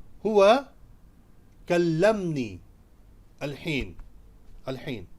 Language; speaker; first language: Arabic; non-native, fluent; Urdu